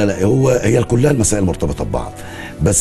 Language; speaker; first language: Arabic; native; Arabic